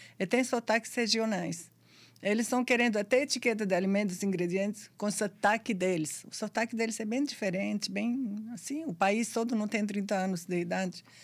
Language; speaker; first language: Portuguese; non-native, fluent; Arabic